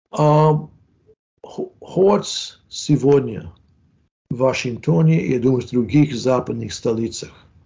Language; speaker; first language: Russian; non-native, fluent; English